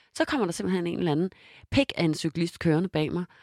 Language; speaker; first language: Danish; native; Danish